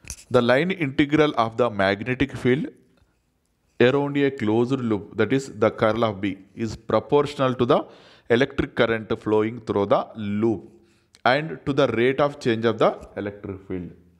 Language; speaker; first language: English; non-native, local second language; Telugu